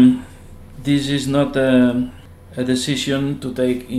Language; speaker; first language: English; non-native, learner; Spanish